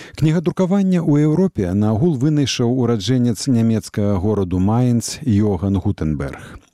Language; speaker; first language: Belarusian; native; Belarusian